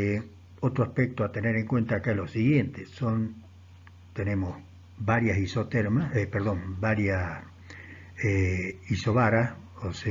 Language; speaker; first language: Spanish; native; Spanish